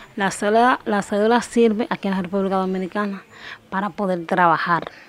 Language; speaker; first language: Spanish; native; Spanish